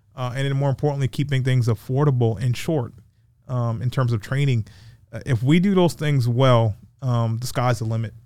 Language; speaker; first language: English; native; English